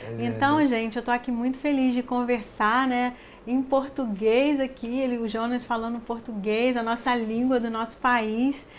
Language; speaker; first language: Portuguese; native; Portuguese